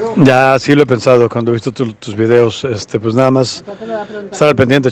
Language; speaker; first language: Spanish; native; Spanish